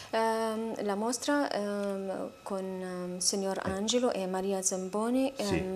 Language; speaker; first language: Italian; non-native, learner; Arabic